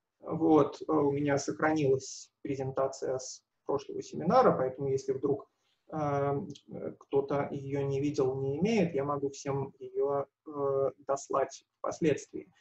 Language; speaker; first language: Russian; native; Russian